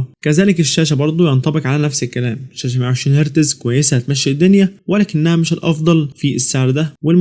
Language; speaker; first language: Arabic; native; Arabic